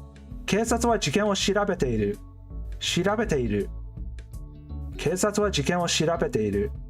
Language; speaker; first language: Japanese; non-native, learner; English